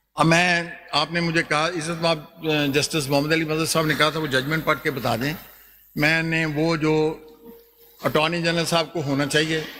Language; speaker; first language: Urdu; non-native, local second language; Punjabi